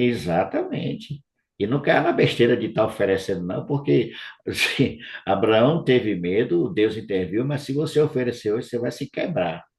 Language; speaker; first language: Portuguese; native; Portuguese